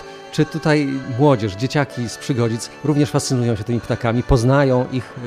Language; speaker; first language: Polish; native; Polish